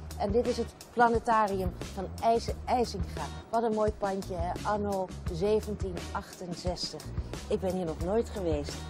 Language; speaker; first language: Dutch; native; Dutch